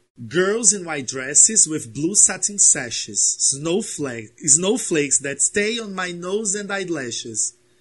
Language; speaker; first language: English; non-native, fluent; Portuguese